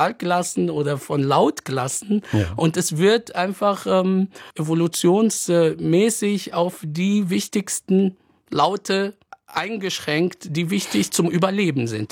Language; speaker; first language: German; non-native, fluent; Arabic